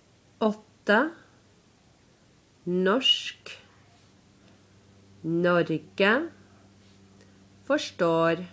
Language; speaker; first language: Norwegian; non-native, learner; English